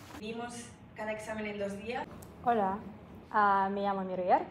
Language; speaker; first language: Spanish; non-native, learner; Russian